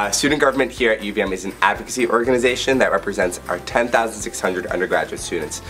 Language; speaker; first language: English; native; English